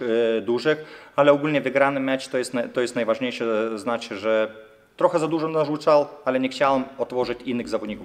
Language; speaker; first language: Polish; non-native, fluent; Lithuanian